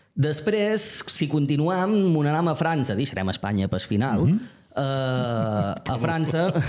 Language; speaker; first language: Catalan; native; Catalan